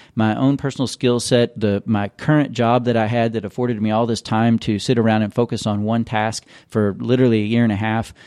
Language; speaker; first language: English; native; English